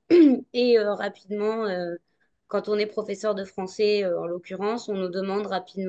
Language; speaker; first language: French; native; French